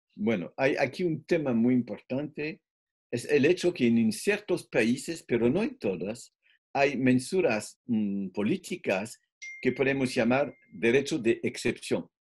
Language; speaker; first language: Spanish; non-native, fluent; French